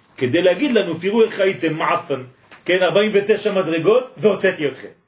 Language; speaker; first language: Hebrew; non-native, fluent; French